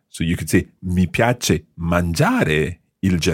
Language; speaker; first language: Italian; non-native, fluent; English